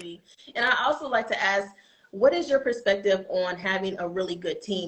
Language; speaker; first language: English; native; English